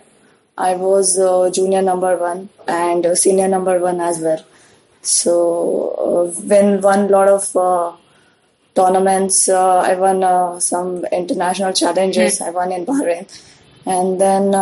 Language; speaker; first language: English; non-native, local second language; Marathi